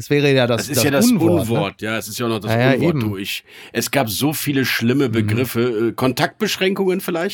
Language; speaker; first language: German; native; German